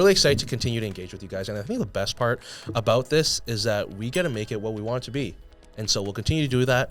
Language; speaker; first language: English; native; English